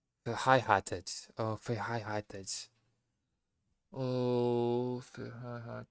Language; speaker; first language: German; non-native, learner; Portuguese